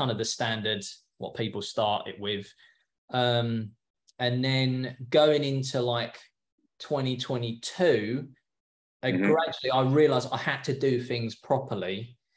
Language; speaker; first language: English; native; English